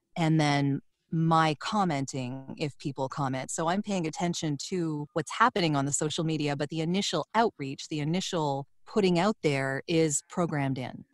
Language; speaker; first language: English; native; English